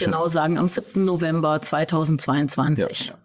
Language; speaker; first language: German; native; German